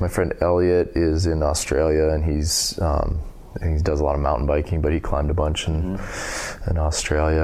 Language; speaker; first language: English; native; English